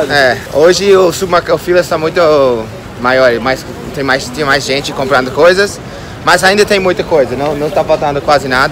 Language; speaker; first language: Portuguese; non-native, fluent; English